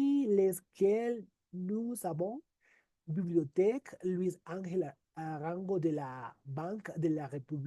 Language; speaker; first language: French; non-native, learner; Spanish